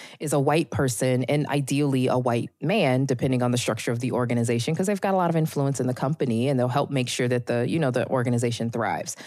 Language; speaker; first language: English; native; English